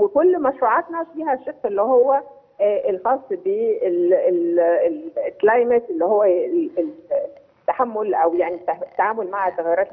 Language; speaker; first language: Arabic; native; Arabic